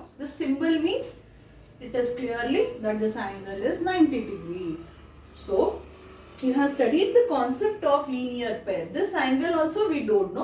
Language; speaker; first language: English; non-native, local second language; Kannada